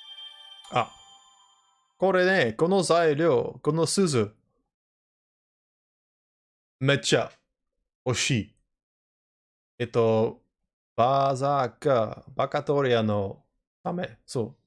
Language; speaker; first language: Japanese; non-native, learner; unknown